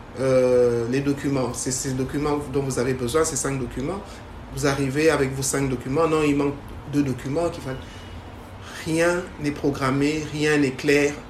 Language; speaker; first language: French; native; French